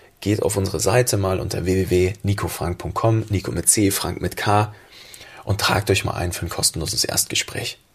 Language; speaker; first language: German; native; German